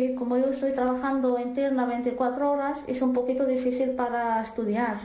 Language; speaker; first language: Spanish; non-native, learner; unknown